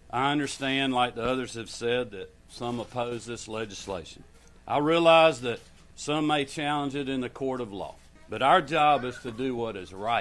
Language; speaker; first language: English; native; English